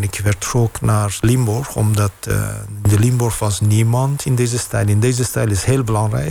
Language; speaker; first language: Dutch; non-native, fluent; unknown